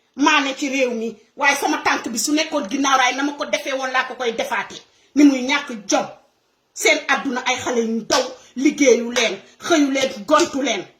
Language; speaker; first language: Wolof; non-native, local second language; Serer